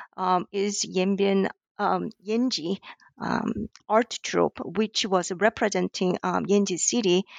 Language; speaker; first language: English; non-native, fluent; Korean